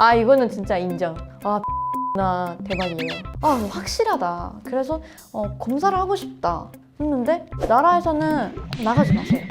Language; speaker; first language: Korean; non-native, fluent; Japanese